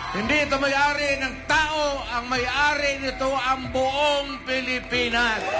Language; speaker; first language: Filipino; non-native, local second language; Cebuano